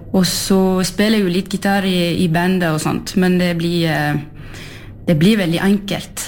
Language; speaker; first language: Norwegian; early bilingual, heritage; French